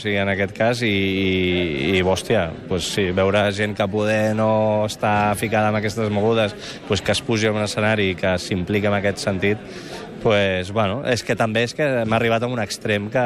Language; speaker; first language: Catalan; native; Catalan